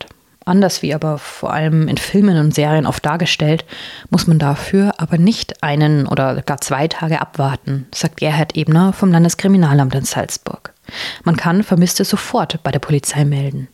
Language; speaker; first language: German; native; German